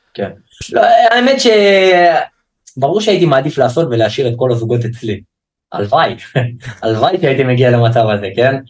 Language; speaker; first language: Hebrew; native; Hebrew